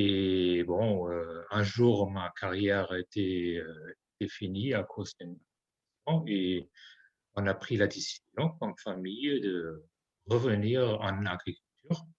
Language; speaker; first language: French; non-native, fluent; German